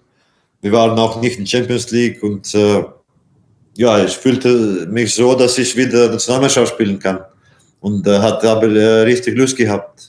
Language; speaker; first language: German; non-native, fluent; Latvian